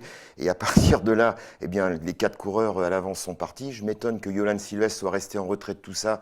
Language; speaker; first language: French; native; French